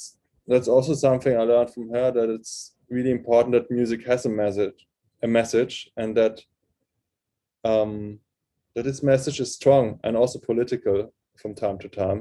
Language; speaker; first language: English; non-native, fluent; German